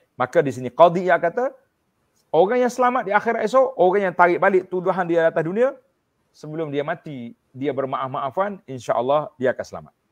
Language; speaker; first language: Malay; native; Malay